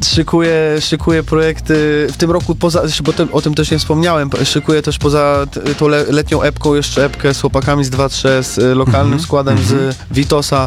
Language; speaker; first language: Polish; native; Polish